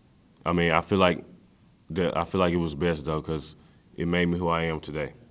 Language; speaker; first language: English; native; English